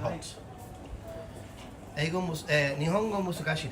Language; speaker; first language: Japanese; non-native, learner; English